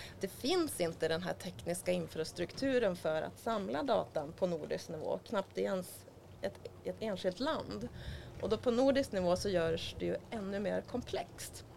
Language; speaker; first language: Swedish; native; Swedish